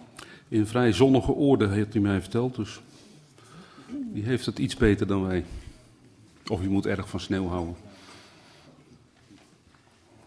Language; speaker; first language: Dutch; native; Dutch